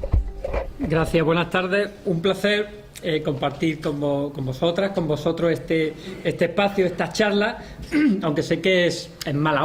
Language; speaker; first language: Spanish; native; Spanish